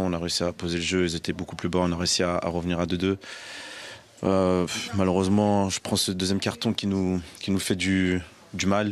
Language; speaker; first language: French; native; French